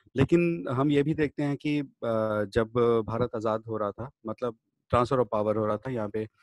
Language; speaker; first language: Hindi; native; Hindi